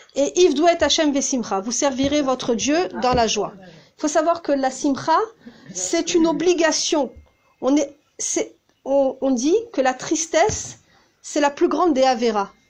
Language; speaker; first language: French; early bilingual, heritage; Hebrew